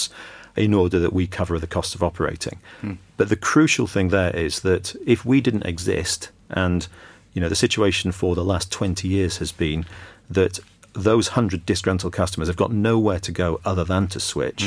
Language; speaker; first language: English; native; English